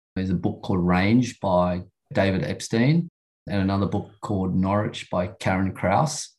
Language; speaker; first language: English; native; English